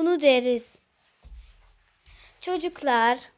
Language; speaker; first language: Turkish; early bilingual, heritage; Turkish